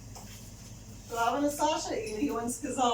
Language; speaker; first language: Russian; non-native, learner; English